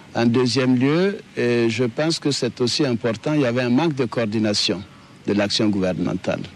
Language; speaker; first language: French; non-native, local second language; Dyula